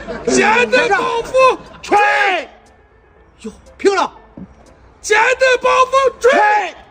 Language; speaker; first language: Chinese; native; Chinese